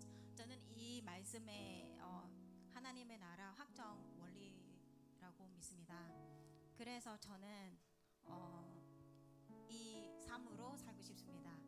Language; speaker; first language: Korean; non-native, learner; Vietnamese